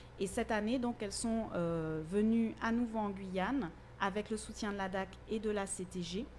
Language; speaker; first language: French; native; French